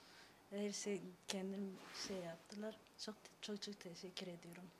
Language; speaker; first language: Turkish; non-native, local second language; Kurdish